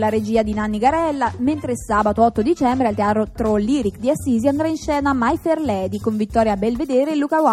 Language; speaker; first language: Italian; native; Italian